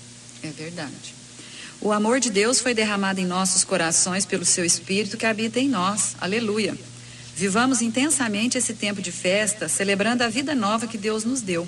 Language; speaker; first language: Portuguese; native; Portuguese